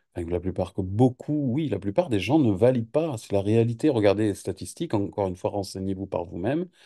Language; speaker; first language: French; native; French